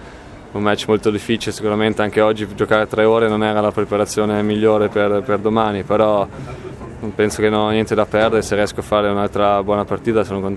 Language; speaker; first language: Italian; non-native, local second language; German